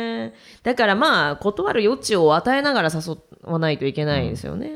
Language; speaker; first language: Japanese; native; Japanese